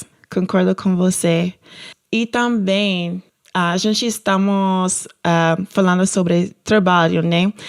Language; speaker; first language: Portuguese; non-native, learner; English